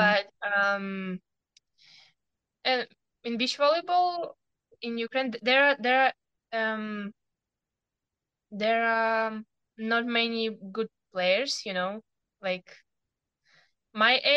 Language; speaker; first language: English; non-native, learner; Ukrainian